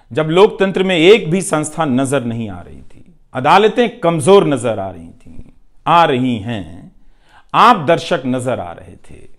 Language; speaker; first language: Hindi; non-native, local second language; Bhojpuri